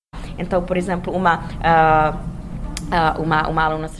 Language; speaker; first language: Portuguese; non-native, fluent; Czech